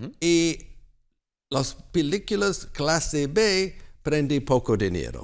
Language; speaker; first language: Spanish; non-native, learner; English